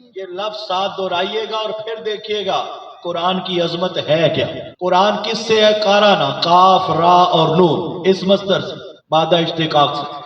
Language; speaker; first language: Urdu; non-native, local second language; Punjabi